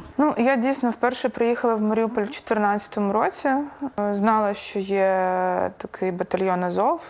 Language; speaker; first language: Ukrainian; native; Ukrainian